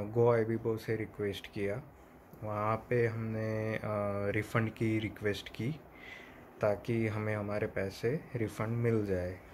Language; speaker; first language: Hindi; non-native, local second language; Gujarati